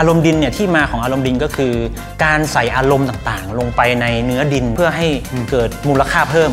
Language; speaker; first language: Thai; native; Thai